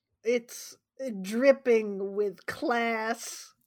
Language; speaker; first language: English; native; English